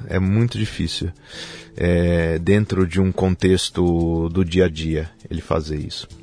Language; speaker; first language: Portuguese; native; Portuguese